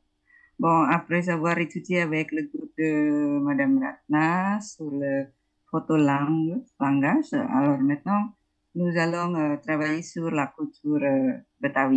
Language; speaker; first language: French; non-native, fluent; Indonesian